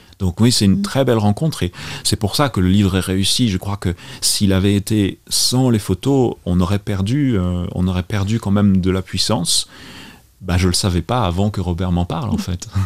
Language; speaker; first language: French; native; French